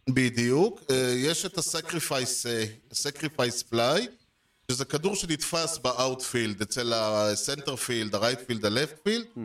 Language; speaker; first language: Hebrew; native; Hebrew